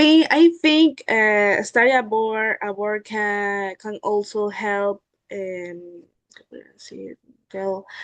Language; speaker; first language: English; non-native, learner; Spanish